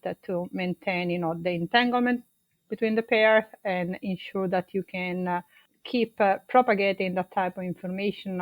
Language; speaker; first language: English; non-native, fluent; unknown